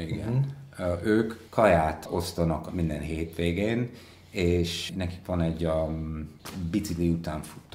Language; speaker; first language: Hungarian; non-native, fluent; English